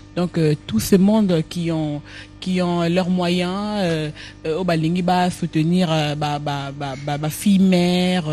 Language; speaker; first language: French; non-native, local second language; Lingala